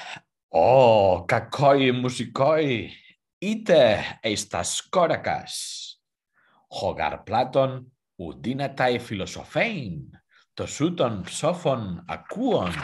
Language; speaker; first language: Greek; non-native, learner; German